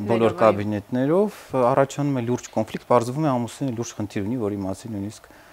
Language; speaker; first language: Armenian; native; Armenian